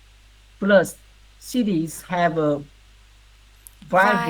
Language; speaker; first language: English; non-native, learner; Vietnamese